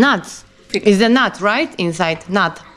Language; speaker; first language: English; non-native, learner; Polish